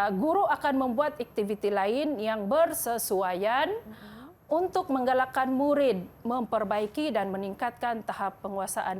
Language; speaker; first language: Malay; non-native, local second language; Central Dusun